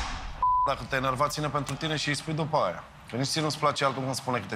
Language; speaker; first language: Romanian; native; Romanian